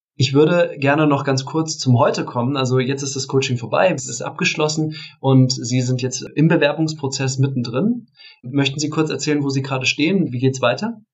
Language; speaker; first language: German; native; German